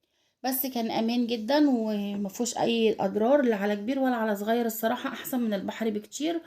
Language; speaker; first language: Arabic; native; Arabic